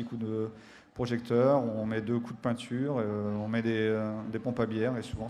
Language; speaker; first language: French; native; French